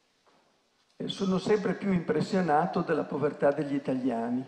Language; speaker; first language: Italian; native; Italian